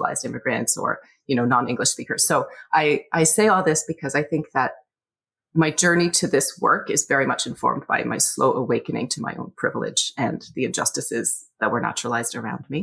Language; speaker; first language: English; native; English